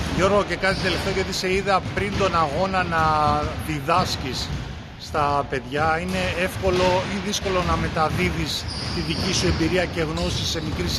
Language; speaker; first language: Greek; native; Greek